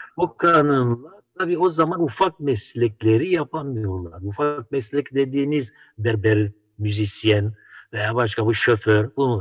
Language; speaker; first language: Turkish; non-native, local second language; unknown